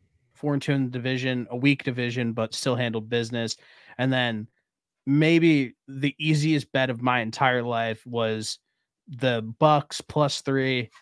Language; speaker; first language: English; native; English